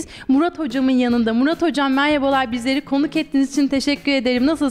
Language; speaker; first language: Turkish; native; Turkish